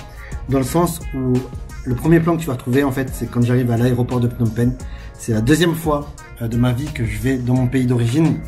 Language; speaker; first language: French; native; French